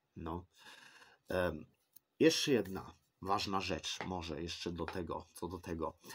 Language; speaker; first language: Polish; early bilingual, heritage; Polish